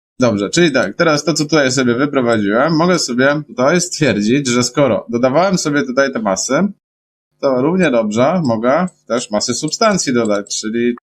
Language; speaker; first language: Polish; native; Polish